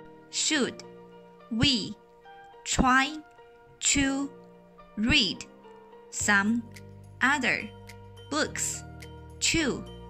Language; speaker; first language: English; non-native, fluent; Chinese